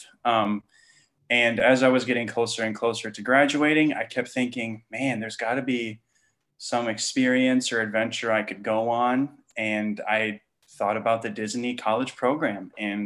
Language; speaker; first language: English; native; English